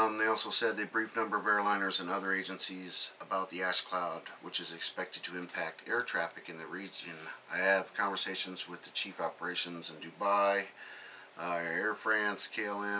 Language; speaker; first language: English; native; English